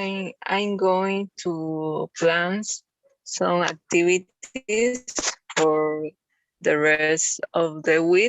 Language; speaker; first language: English; non-native, learner; Spanish